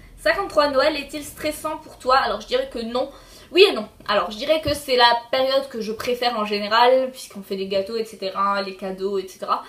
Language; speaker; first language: French; early bilingual, other home language; Polish